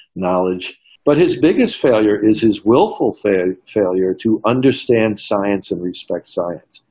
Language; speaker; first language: English; native; English